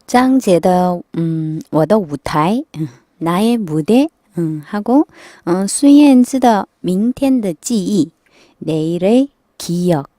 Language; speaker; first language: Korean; non-native, fluent; Chinese